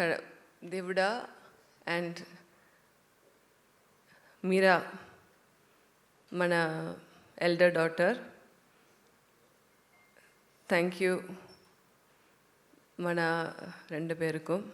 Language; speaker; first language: Telugu; non-native, learner; Tamil